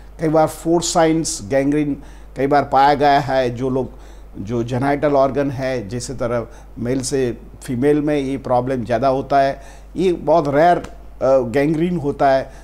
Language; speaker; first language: Hindi; non-native, local second language; Gujarati